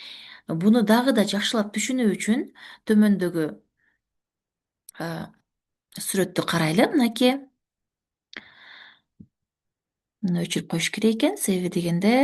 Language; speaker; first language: Kyrgyz; native; Kyrgyz